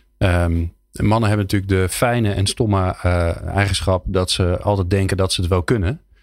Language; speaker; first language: Dutch; native; Dutch